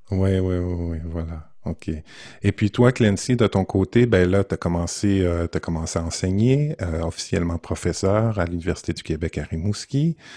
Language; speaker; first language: French; native; French